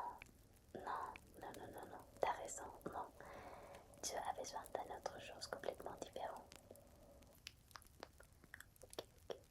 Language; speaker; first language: French; non-native, fluent; Spanish